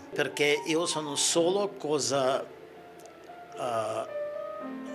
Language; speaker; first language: Italian; non-native, learner; Russian